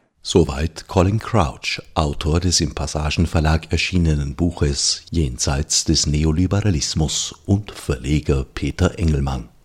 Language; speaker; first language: German; native; German